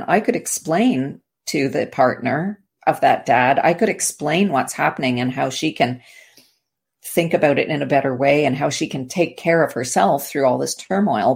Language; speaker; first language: English; native; English